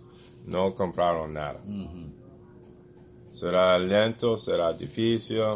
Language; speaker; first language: Portuguese; non-native, fluent; English